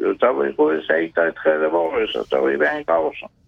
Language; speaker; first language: Swedish; native; Swedish